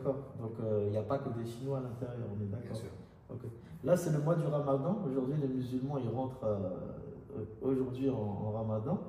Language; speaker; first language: French; non-native, learner; Chinese